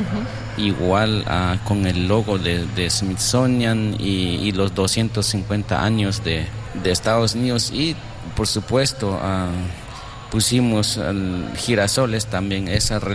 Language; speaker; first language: Spanish; non-native, local second language; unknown